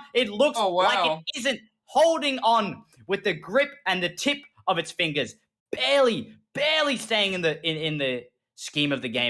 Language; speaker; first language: English; native; English